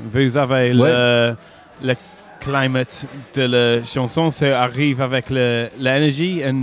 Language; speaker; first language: French; non-native, learner; English